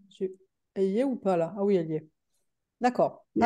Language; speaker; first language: French; native; French